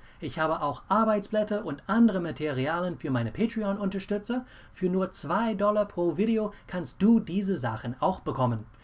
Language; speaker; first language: German; non-native, fluent; English